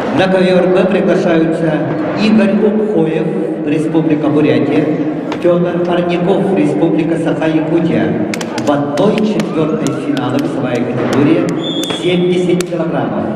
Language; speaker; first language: Russian; native; Russian